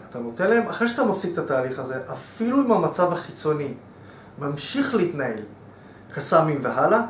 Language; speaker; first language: Hebrew; native; Hebrew